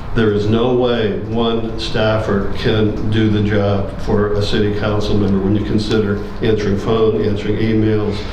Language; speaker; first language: English; native; English